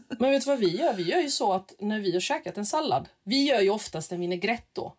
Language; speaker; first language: Swedish; early bilingual, other home language; Russian